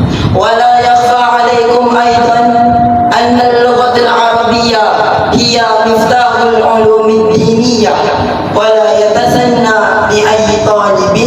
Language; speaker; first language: Arabic; non-native, learner; Malay